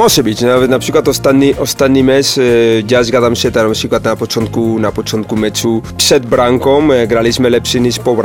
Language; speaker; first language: Polish; non-native, fluent; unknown